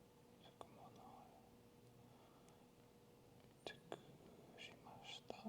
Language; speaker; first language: Japanese; non-native, learner; English